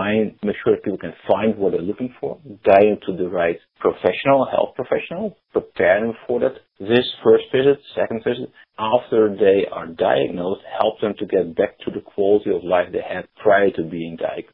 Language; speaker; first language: English; non-native, fluent; Dutch